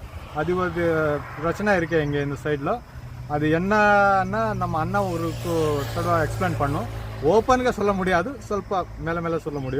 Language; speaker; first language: Tamil; non-native, learner; Telugu